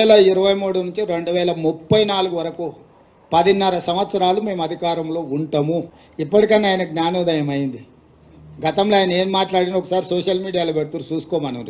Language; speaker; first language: Telugu; native; Telugu